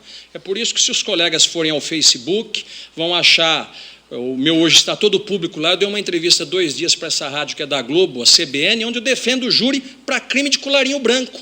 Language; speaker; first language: Portuguese; native; Portuguese